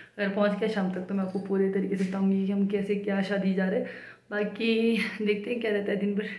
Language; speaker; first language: Hindi; non-native, local second language; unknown